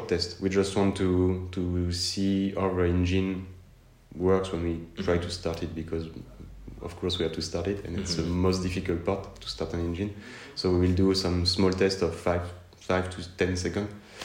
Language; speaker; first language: English; non-native, fluent; French